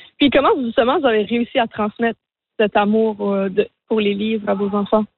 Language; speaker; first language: French; native; French